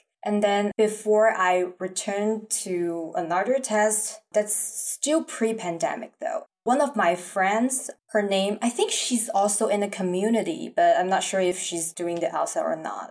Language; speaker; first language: English; non-native, fluent; Chinese